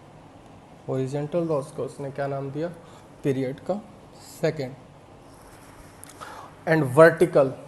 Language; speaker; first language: Hindi; native; Hindi